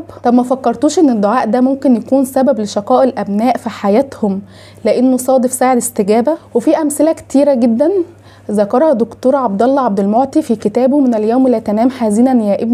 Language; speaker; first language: Arabic; native; Arabic